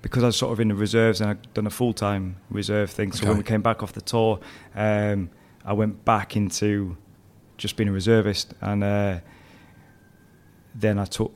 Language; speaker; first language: English; native; English